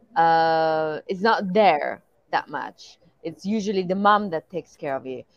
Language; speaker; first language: English; non-native, fluent; Persian